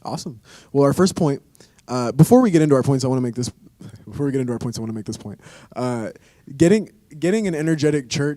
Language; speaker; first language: English; native; English